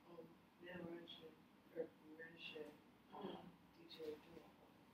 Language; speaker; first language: Chinese; non-native, learner; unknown